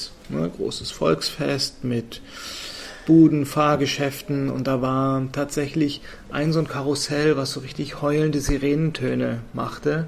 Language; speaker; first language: German; native; German